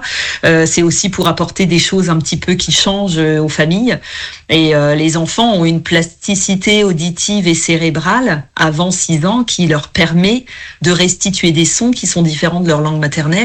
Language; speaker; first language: French; native; French